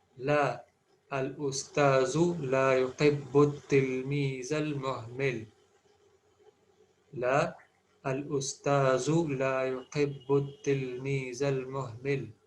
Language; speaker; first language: Arabic; non-native, fluent; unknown